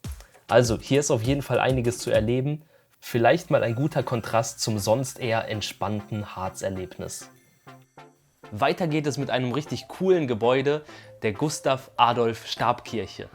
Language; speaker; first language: German; native; German